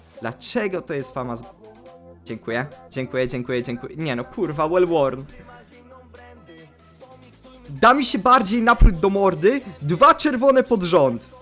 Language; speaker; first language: Polish; native; Polish